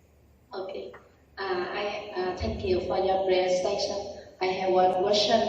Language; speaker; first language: English; non-native, learner; Vietnamese